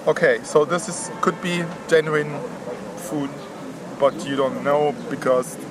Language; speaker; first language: English; non-native, fluent; German